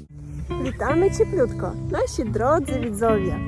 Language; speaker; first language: Polish; non-native, learner; Russian